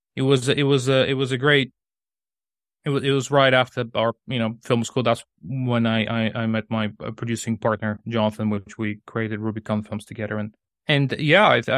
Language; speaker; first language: English; non-native, fluent; Bulgarian